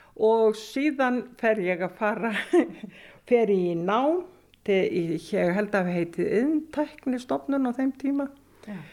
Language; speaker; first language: Icelandic; native; Icelandic